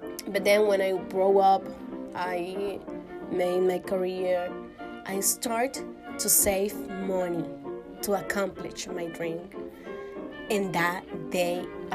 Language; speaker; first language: English; non-native, learner; Spanish